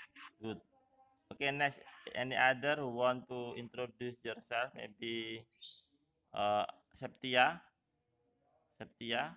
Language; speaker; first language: English; non-native, fluent; Indonesian